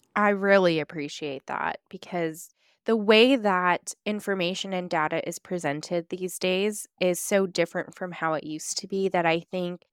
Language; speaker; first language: English; early bilingual, other home language; Filipino